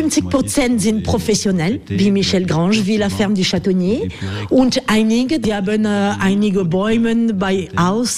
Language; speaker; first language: German; non-native, learner; French